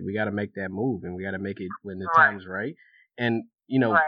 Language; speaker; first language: English; native; English